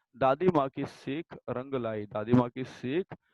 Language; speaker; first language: Hindi; non-native, local second language; Marathi